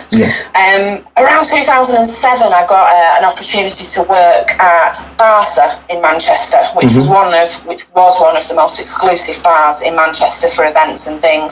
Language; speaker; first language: English; native; English